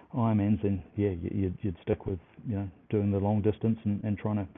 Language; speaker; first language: English; native; English